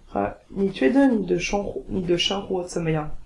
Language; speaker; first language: Chinese; non-native, learner; French